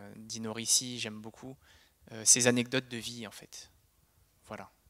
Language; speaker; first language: French; native; French